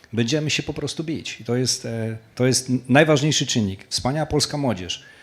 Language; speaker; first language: Polish; native; Polish